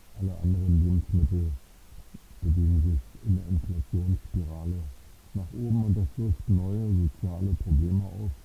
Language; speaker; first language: German; native; German